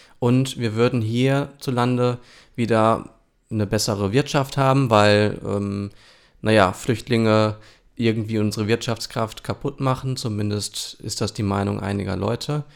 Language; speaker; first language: German; early bilingual, other home language; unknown